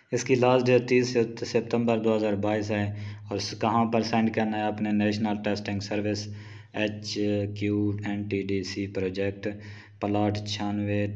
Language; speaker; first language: Urdu; non-native, local second language; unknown